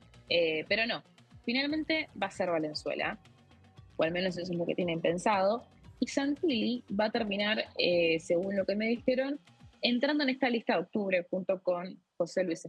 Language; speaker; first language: Spanish; native; Spanish